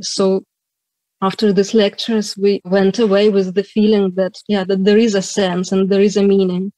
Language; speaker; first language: English; non-native, fluent; Ukrainian